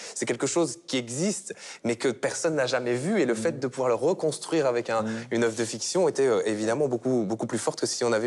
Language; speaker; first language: French; native; French